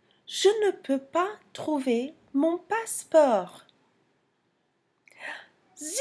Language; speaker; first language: French; non-native, fluent; English